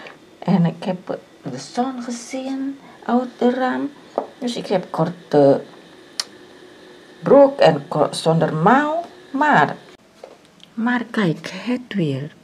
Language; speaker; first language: Dutch; non-native, learner; Indonesian